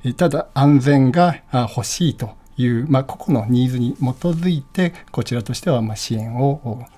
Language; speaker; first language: Japanese; native; Japanese